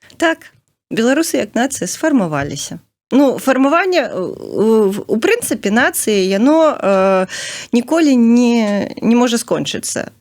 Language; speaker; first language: Belarusian; native; Belarusian